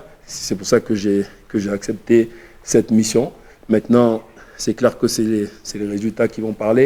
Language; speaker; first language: French; native; French